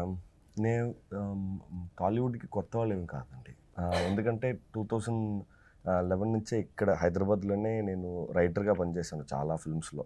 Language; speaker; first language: Telugu; non-native, fluent; Tamil